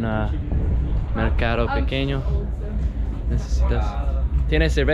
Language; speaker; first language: Spanish; non-native, learner; English